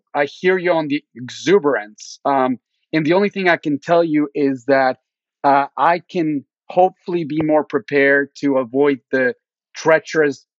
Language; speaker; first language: English; early bilingual, other home language; Spanish